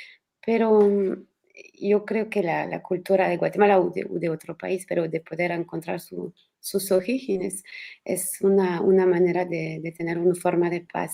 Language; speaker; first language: Spanish; non-native, learner; French